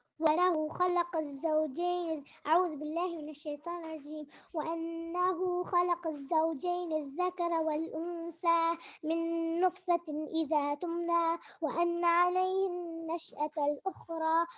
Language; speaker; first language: Arabic; non-native, learner; English